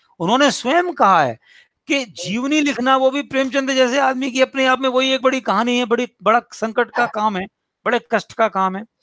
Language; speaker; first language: Hindi; native; Hindi